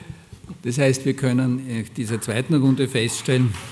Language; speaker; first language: German; native; German